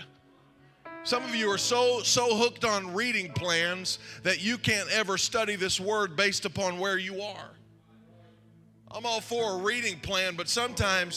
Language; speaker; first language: English; native; English